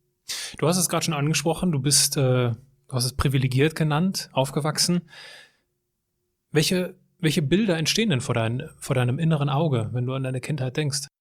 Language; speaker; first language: German; native; German